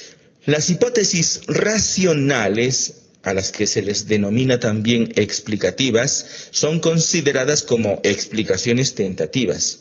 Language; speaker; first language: Spanish; native; Spanish